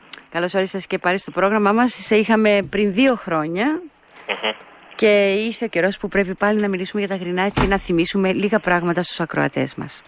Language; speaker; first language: Greek; native; Greek